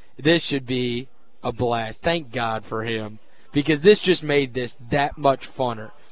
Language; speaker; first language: English; native; English